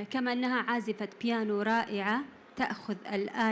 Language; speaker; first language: Arabic; native; Arabic